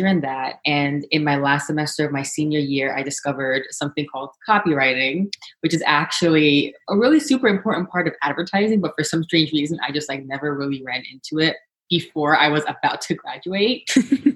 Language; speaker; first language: English; native; English